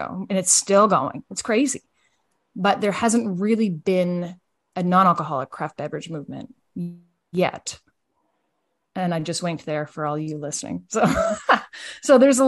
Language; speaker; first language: English; native; English